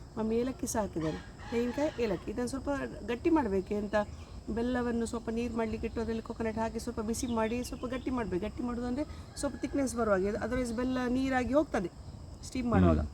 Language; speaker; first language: Kannada; non-native, local second language; Tulu